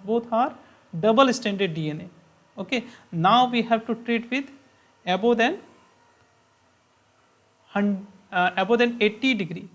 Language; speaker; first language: English; non-native, local second language; Hindi